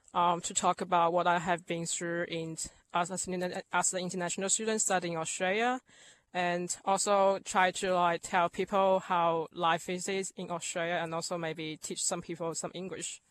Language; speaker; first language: English; non-native, fluent; Chinese